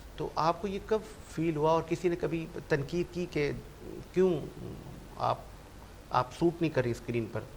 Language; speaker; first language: Urdu; native; Urdu